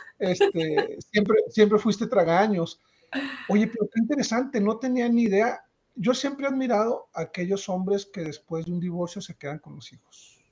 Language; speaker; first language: Spanish; native; Spanish